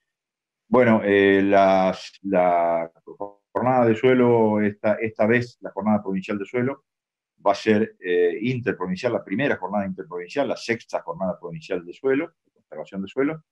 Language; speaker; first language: Spanish; native; Spanish